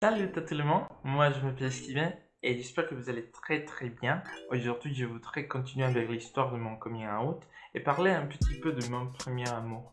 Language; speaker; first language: French; non-native, learner; Spanish